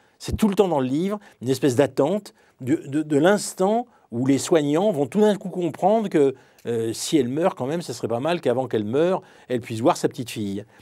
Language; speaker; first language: French; native; French